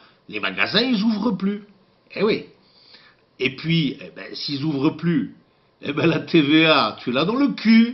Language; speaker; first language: French; native; French